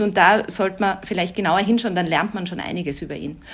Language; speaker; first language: German; native; German